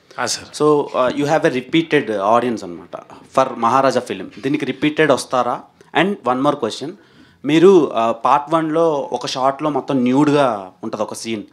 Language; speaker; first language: Telugu; native; Telugu